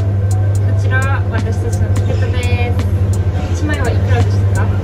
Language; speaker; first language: Japanese; non-native, learner; German